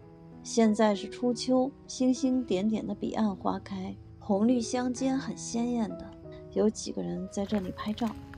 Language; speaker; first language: Chinese; native; Chinese